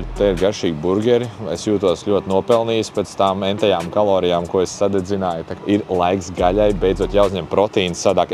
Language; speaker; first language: Latvian; native; Latvian